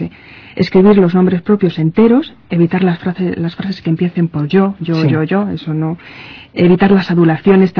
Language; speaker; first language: Spanish; native; Spanish